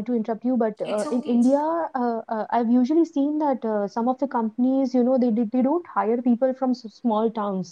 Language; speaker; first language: English; non-native, local second language; Gujarati